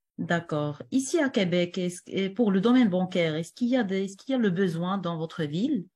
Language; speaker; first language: French; non-native, local second language; Arabic